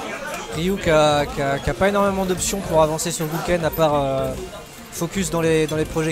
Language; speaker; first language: French; native; French